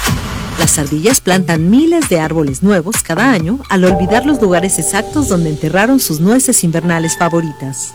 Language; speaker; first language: Spanish; native; Spanish